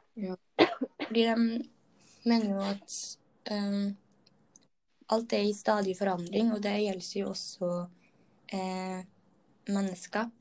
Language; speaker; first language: Norwegian; native; Norwegian